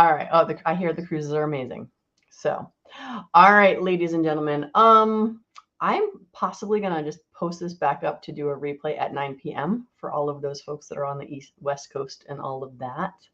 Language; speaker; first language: English; native; English